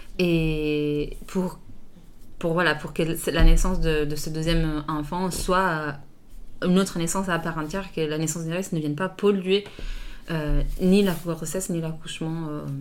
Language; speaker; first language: French; non-native, fluent; Italian